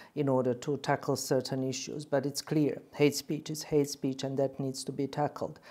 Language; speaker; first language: English; non-native, fluent; Bosnian